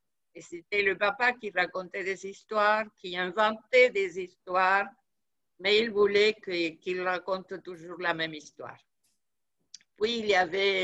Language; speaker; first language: French; non-native, fluent; Spanish